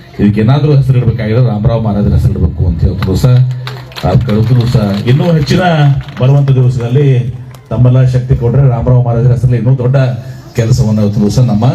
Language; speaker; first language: Kannada; native; Kannada